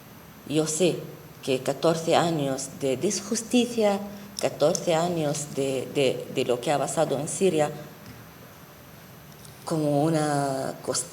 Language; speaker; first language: Spanish; non-native, fluent; Arabic